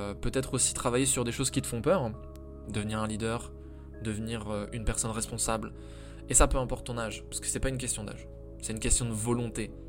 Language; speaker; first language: French; native; French